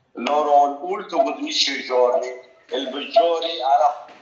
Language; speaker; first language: Italian; non-native, learner; Arabic